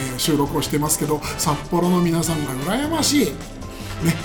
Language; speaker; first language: Japanese; native; Japanese